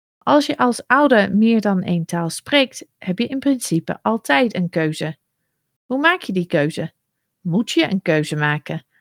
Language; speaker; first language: Dutch; non-native, fluent; English